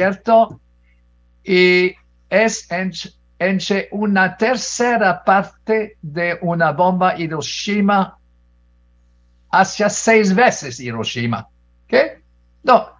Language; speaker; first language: Spanish; non-native, fluent; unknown